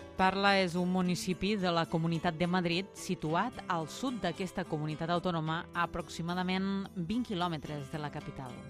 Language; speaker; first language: Catalan; native; Catalan